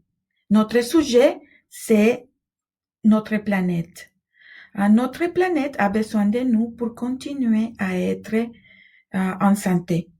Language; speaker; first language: French; non-native, fluent; Spanish